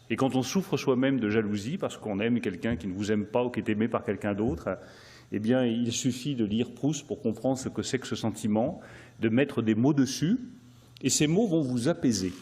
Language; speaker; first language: French; native; French